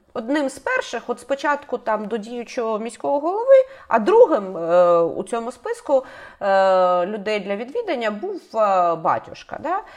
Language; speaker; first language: Ukrainian; native; Ukrainian